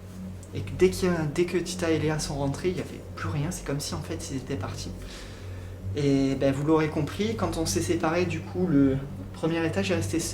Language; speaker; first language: French; native; French